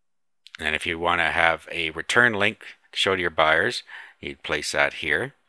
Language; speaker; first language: English; native; English